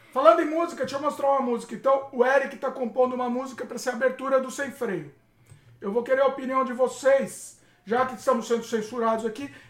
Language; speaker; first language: Portuguese; native; Portuguese